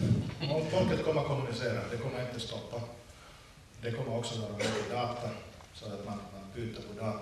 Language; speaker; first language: Swedish; non-native, local second language; Finnish